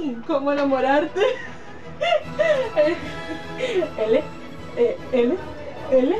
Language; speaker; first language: Spanish; native; Spanish